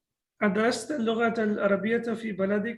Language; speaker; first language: Arabic; non-native, fluent; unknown